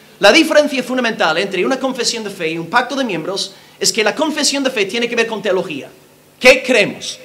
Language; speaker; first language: Spanish; non-native, fluent; English